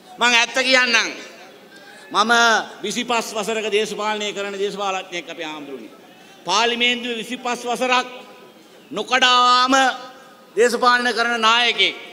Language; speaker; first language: Sinhala; non-native, local second language; Tamil